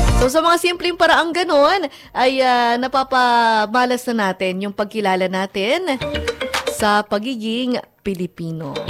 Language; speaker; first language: Filipino; native; Filipino